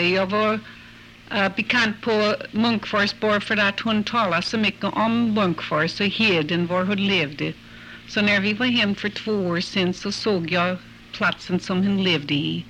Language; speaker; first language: Swedish; early bilingual, heritage; English